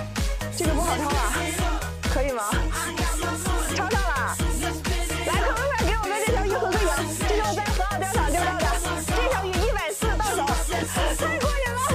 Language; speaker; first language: Chinese; native; Chinese